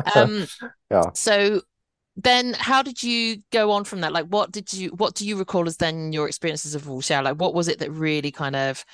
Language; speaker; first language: English; native; English